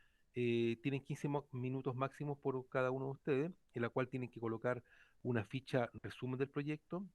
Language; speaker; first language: Spanish; native; Spanish